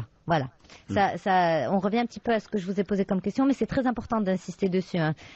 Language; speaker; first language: French; non-native, local second language; Arabic